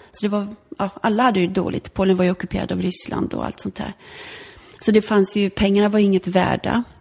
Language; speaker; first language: Swedish; early bilingual, other home language; Polish